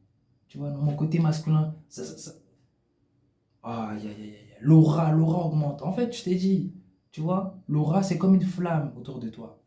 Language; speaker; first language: French; native; French